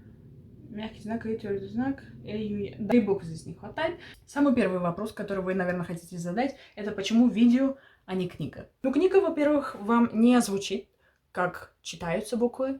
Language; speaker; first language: Russian; early bilingual, heritage; Russian